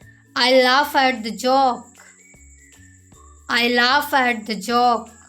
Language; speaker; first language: English; non-native, local second language; Hindi